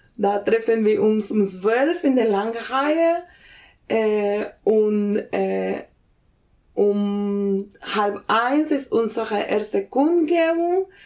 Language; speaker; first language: German; non-native, fluent; Spanish